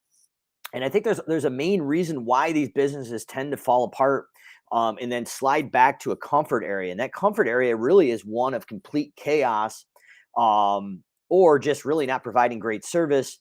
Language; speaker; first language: English; native; English